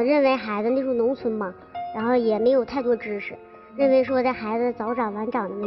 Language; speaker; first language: Chinese; native; Chinese